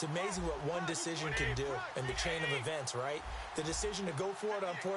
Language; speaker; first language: English; native; English